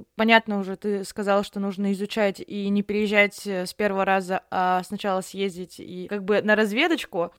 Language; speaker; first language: Russian; native; Russian